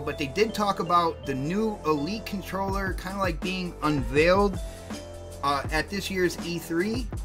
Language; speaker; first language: English; native; English